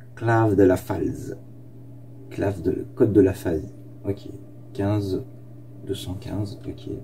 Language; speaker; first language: French; native; French